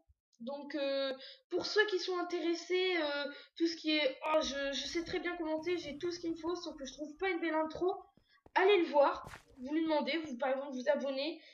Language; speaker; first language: French; native; French